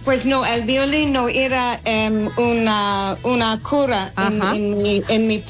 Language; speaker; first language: Spanish; non-native, learner; English